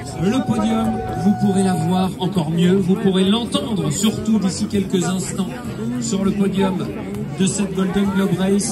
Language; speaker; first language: French; native; French